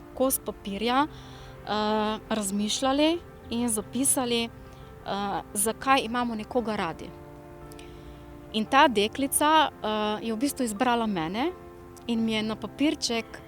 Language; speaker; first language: Slovenian; non-native, local second language; Romany